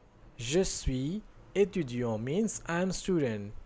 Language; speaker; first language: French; non-native, fluent; Hindi